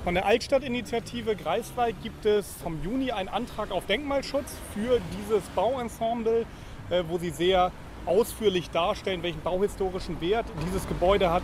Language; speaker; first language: German; native; German